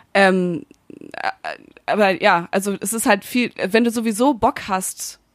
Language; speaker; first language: German; native; German